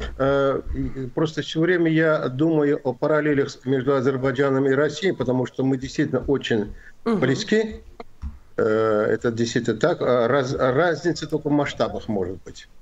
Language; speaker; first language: Russian; non-native, local second language; Azerbaijani